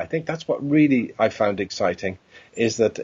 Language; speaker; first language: English; native; English